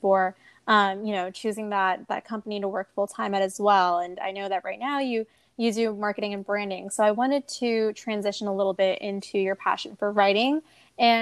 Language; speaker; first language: English; native; English